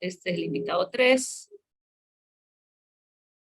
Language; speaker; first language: Spanish; native; Spanish